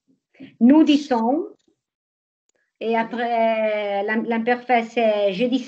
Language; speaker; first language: French; non-native, learner; Italian